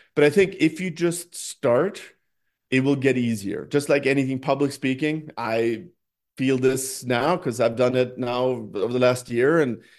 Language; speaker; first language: English; non-native, fluent; Norwegian